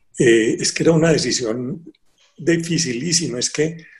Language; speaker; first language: Spanish; native; Spanish